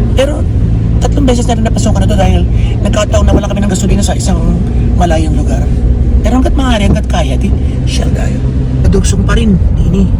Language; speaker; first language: Filipino; native; Filipino